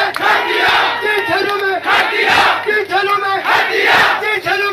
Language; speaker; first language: Greek; non-native, fluent; Urdu